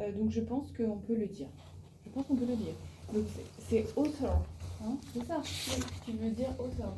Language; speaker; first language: French; native; French